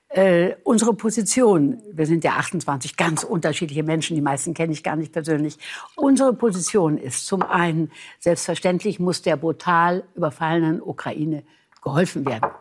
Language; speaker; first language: German; native; German